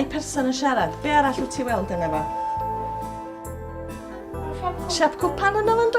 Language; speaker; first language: Welsh; native; Welsh